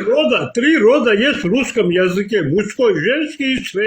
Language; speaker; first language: Russian; non-native, local second language; Armenian